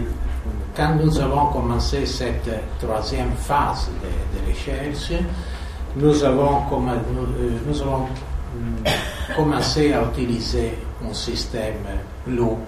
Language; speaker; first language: French; non-native, fluent; Italian